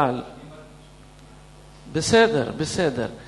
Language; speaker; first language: Hebrew; non-native, fluent; Russian